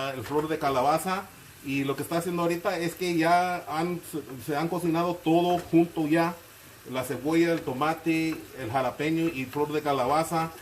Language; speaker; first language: Spanish; early bilingual, other home language; English